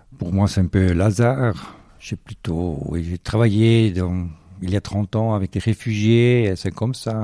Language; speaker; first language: French; non-native, local second language; Swiss German